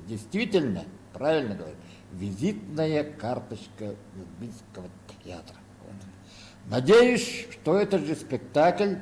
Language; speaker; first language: Russian; non-native, local second language; Yakut